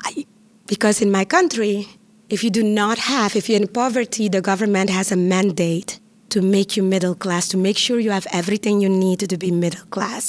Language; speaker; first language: English; non-native, fluent; Papiamento